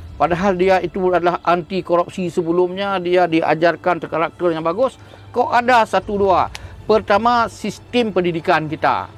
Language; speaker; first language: Malay; non-native, local second language; Achinese